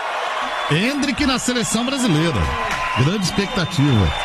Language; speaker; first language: Portuguese; native; Portuguese